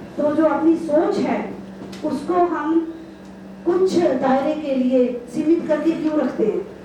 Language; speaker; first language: Hindi; non-native, local second language; Punjabi